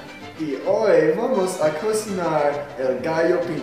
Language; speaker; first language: Spanish; non-native, learner; English